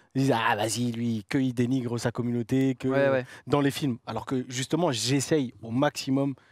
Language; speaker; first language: French; native; French